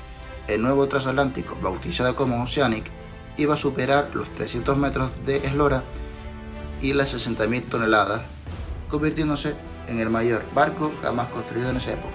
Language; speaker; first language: Spanish; native; Spanish